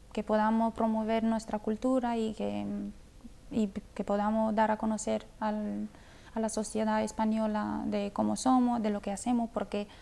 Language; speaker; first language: Spanish; non-native, fluent; Romanian